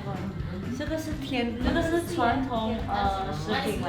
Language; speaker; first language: Chinese; non-native, fluent; Indonesian